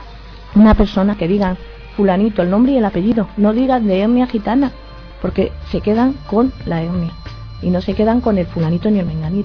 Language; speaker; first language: Spanish; native; Spanish